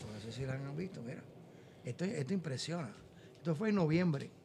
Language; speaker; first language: Spanish; native; Spanish